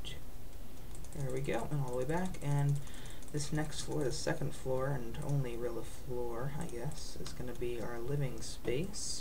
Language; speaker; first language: English; native; English